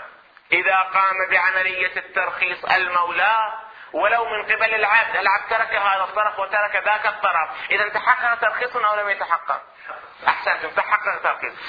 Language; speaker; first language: Arabic; native; Arabic